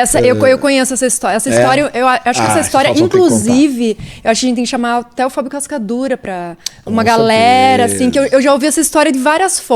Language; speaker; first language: Portuguese; native; Portuguese